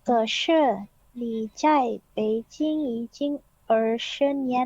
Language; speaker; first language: Chinese; non-native, learner; Indonesian